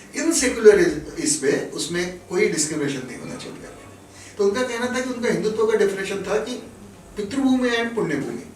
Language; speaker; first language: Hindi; non-native, local second language; Marathi